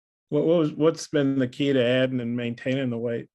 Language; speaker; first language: English; native; English